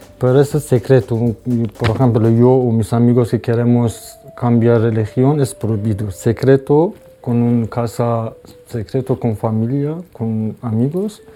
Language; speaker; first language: Spanish; non-native, learner; Persian